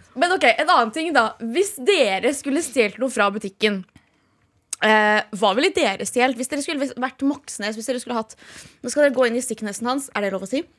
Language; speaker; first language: Norwegian; native; Norwegian